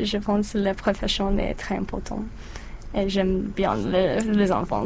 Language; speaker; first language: French; non-native, learner; English